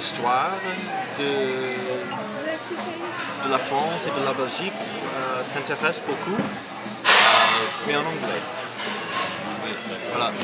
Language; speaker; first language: French; early bilingual, other home language; English